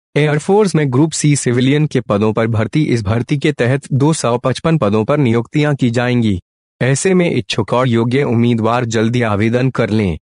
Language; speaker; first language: Hindi; native; Hindi